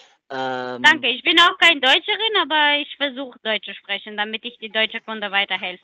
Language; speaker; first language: German; non-native, learner; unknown